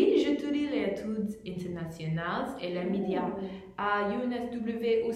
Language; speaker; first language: French; non-native, learner; English